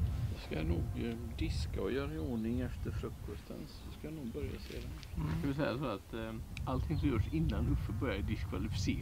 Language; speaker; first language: Swedish; native; Swedish